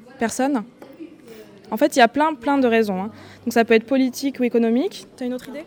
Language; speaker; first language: French; native; French